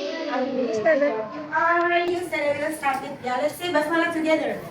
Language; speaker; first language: English; non-native, fluent; Indonesian